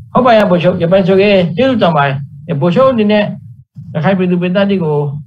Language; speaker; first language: Burmese; native; Burmese